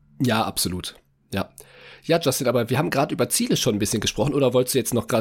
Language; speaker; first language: German; native; German